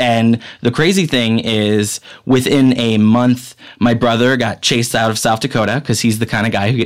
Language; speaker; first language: English; native; English